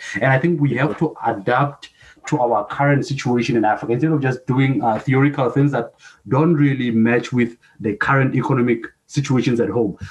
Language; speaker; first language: English; non-native, local second language; Southern Sotho